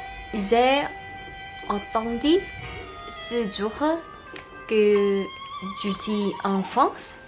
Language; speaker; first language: French; non-native, learner; Korean